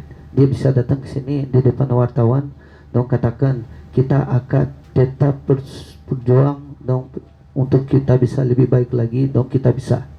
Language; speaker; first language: Indonesian; non-native, fluent; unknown